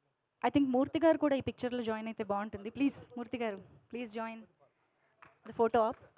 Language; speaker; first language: Telugu; native; Telugu